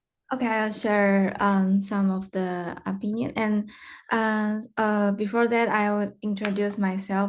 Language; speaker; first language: English; non-native, fluent; Chinese